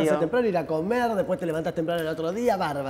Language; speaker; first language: Spanish; native; Spanish